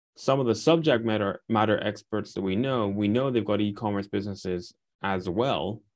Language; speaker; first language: English; native; English